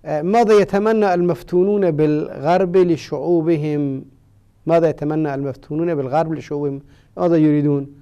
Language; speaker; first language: Arabic; non-native, fluent; Persian